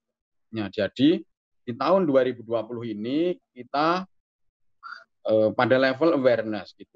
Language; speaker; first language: Indonesian; native; Indonesian